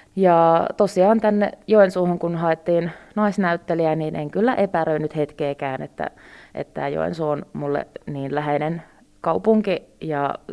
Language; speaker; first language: Finnish; early bilingual, other home language; Russian